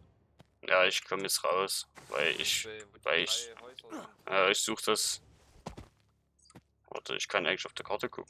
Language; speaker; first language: German; native; German